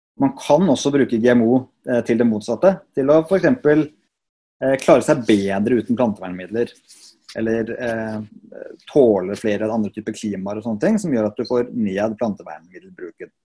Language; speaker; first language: Norwegian; native; Norwegian